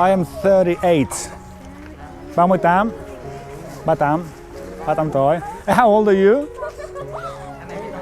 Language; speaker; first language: English; non-native, fluent; Lithuanian